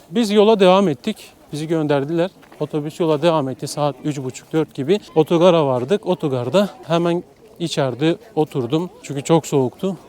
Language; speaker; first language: Turkish; native; Turkish